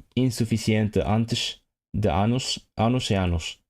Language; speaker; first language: Portuguese; non-native, learner; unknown